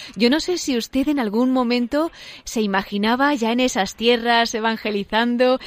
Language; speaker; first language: Spanish; native; Spanish